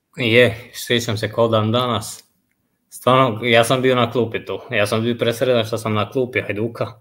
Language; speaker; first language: Croatian; non-native, fluent; Albanian